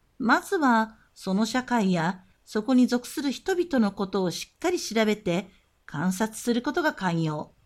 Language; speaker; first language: Japanese; native; Japanese